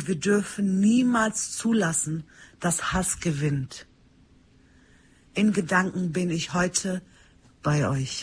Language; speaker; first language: German; early bilingual, other home language; Turkish